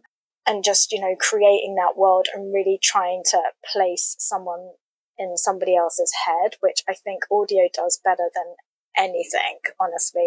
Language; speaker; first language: English; native; English